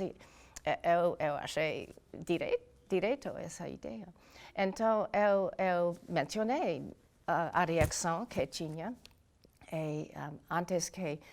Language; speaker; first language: Portuguese; non-native, fluent; English